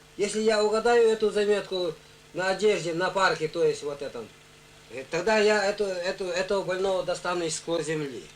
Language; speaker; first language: Russian; non-native, local second language; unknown